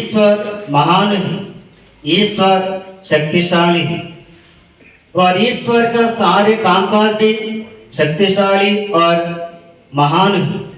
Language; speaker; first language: Hindi; non-native, local second language; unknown